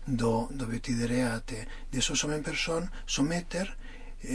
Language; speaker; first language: Swedish; non-native, fluent; Spanish